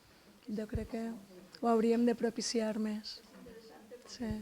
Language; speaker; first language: Catalan; native; Catalan